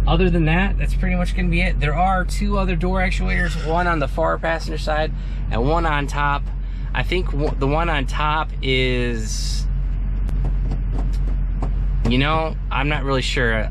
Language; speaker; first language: English; native; English